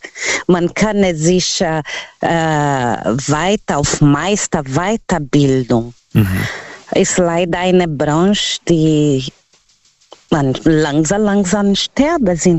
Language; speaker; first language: German; non-native, learner; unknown